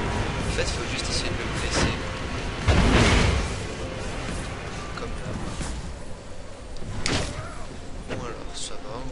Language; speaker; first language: French; native; French